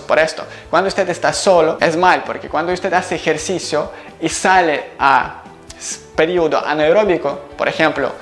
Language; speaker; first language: Spanish; non-native, learner; Ukrainian